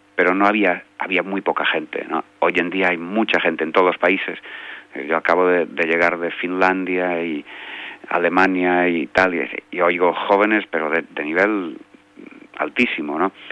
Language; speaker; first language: Spanish; native; Spanish